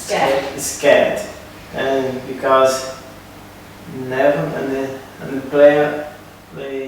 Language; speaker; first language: English; non-native, learner; Portuguese